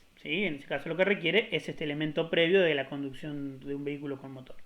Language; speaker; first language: Spanish; native; Spanish